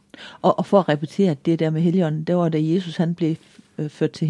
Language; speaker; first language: Danish; native; Danish